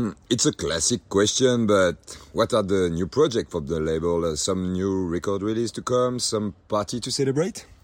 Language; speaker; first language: English; non-native, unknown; French